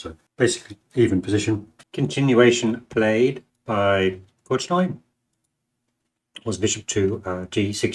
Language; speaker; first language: English; native; English